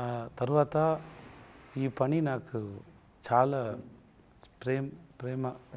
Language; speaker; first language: Telugu; non-native, learner; Tamil